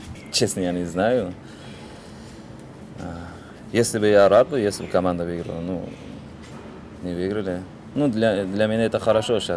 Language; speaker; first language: Russian; non-native, fluent; Uzbek